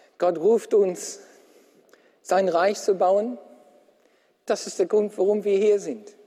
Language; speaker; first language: German; non-native, fluent; English